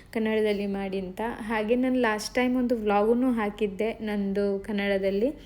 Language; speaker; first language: Kannada; non-native, local second language; Tulu